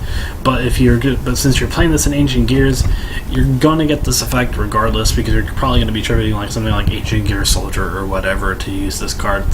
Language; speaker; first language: English; native; English